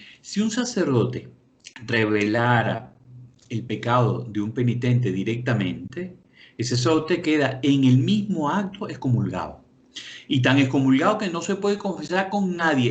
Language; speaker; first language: Spanish; native; Spanish